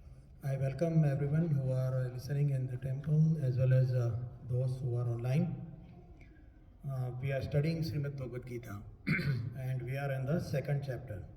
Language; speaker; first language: English; non-native, local second language; Hindi